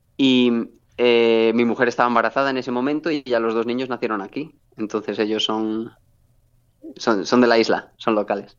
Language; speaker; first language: Spanish; native; Spanish